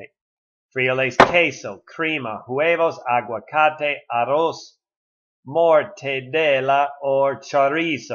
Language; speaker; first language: Spanish; non-native, learner; English